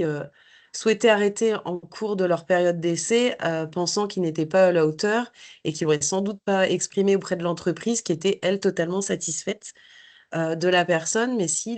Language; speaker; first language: French; native; French